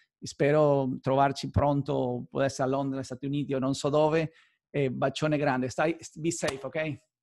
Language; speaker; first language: Italian; non-native, fluent; Spanish